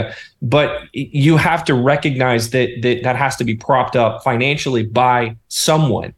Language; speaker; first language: English; native; English